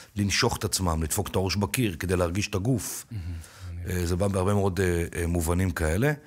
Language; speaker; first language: Hebrew; native; Hebrew